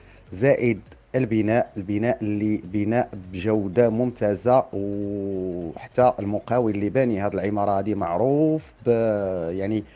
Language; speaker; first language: Arabic; native; Arabic